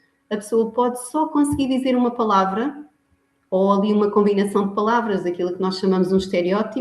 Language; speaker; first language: Portuguese; native; Portuguese